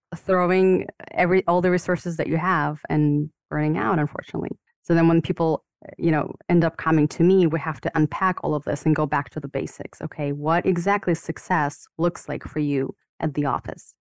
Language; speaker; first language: English; non-native, fluent; Ukrainian